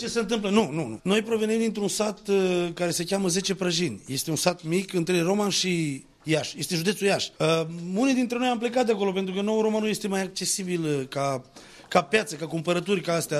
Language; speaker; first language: Romanian; native; Romanian